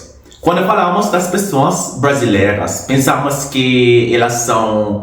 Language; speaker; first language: Portuguese; non-native, fluent; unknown